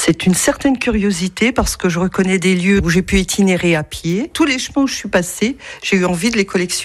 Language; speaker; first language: French; native; French